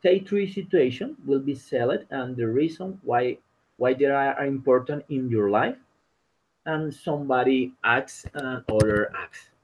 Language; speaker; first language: English; non-native, learner; Spanish